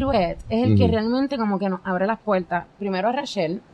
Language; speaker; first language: Spanish; native; Spanish